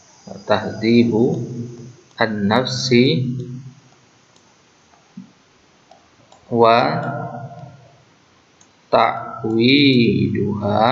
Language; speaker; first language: Arabic; non-native, fluent; Indonesian